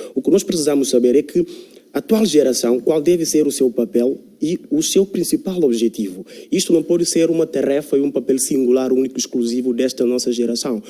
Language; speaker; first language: Portuguese; non-native, local second language; Upper Guinea Crioulo